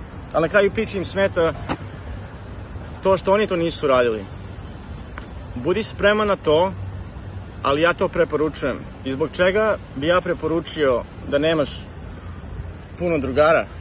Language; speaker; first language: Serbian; early bilingual, heritage; Serbian